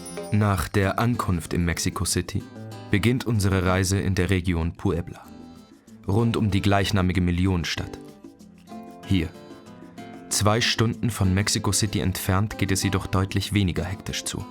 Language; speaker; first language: German; native; German